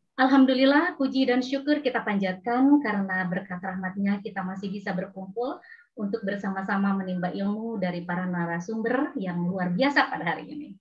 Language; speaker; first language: Indonesian; native; Indonesian